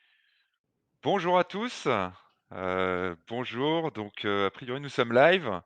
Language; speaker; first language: French; native; French